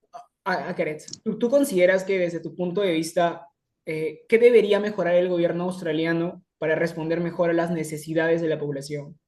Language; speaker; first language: Spanish; native; Spanish